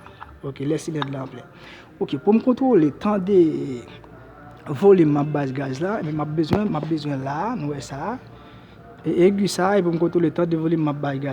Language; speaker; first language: French; non-native, learner; Haitian Creole